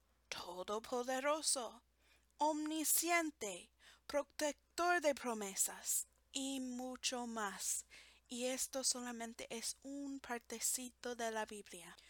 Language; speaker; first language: Spanish; non-native, fluent; English